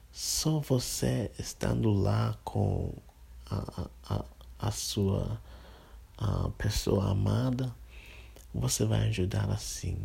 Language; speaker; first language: Portuguese; non-native, fluent; English